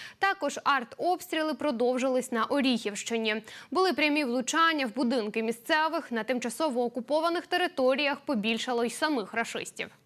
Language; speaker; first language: Ukrainian; native; Ukrainian